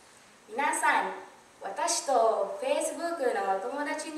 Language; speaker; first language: Japanese; non-native, learner; English